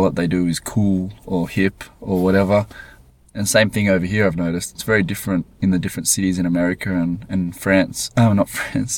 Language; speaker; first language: English; native; English